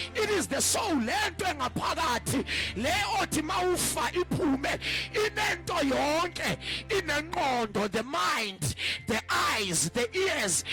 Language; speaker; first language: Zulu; non-native, local second language; Xhosa